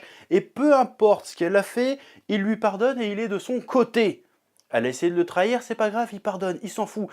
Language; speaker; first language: French; native; French